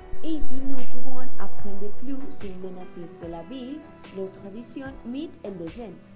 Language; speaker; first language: French; non-native, learner; Spanish